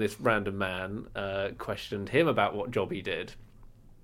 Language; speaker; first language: English; native; English